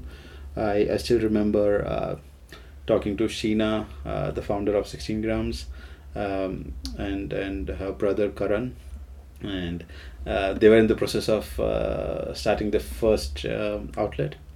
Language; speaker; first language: English; non-native, local second language; Gujarati